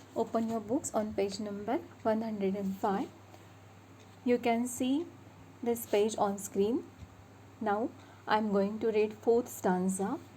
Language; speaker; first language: English; non-native, local second language; Marathi